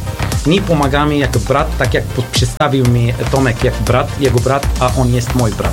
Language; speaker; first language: Polish; non-native, learner; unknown